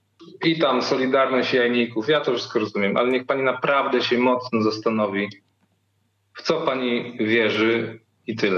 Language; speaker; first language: Polish; native; Polish